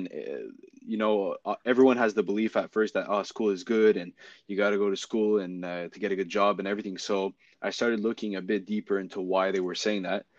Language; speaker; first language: English; non-native, fluent; French